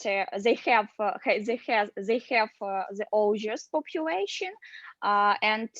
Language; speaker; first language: English; non-native, learner; Russian